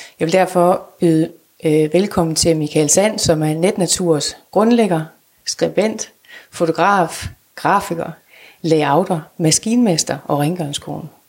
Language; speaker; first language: Danish; native; Danish